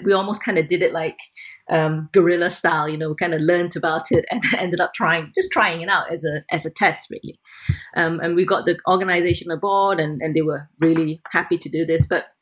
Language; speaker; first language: English; non-native, local second language; Cantonese